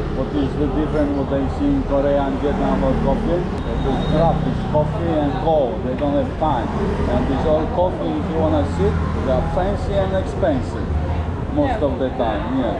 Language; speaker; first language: English; non-native, fluent; Polish